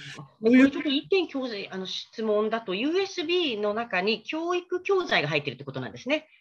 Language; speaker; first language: Japanese; native; Japanese